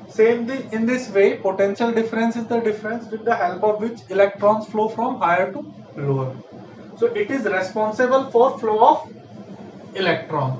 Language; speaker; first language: English; non-native, local second language; Hindi